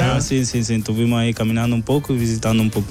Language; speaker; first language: Portuguese; non-native, local second language; Spanish